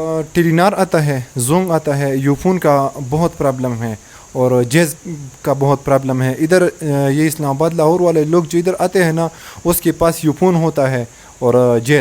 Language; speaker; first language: Hindi; non-native, local second language; Pashto